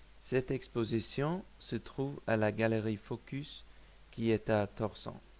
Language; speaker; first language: French; non-native, fluent; Faroese